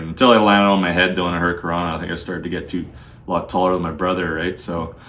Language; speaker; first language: English; native; English